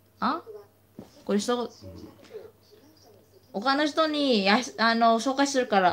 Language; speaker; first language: Japanese; non-native, learner; Filipino